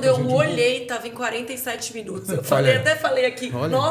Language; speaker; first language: Portuguese; native; Portuguese